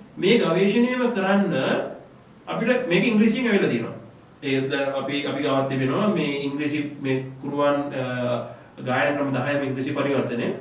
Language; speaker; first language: Sinhala; non-native, local second language; Tamil